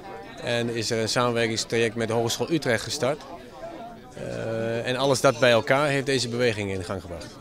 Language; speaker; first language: Dutch; native; Dutch